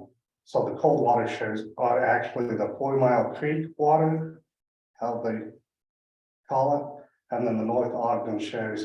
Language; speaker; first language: English; native; English